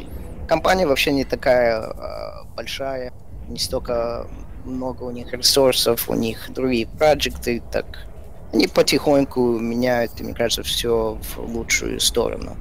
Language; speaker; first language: Russian; early bilingual, heritage; Russian